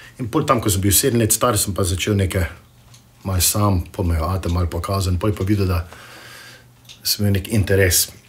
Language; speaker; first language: Slovenian; early bilingual, heritage; Slovenian